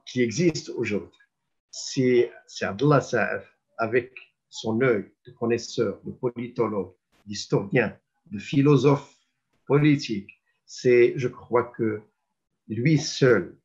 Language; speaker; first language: French; non-native, local second language; Arabic